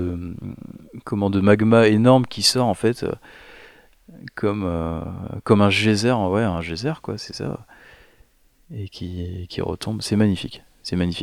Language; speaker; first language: French; native; French